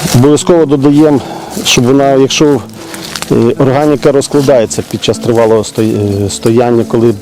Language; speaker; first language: Ukrainian; native; Ukrainian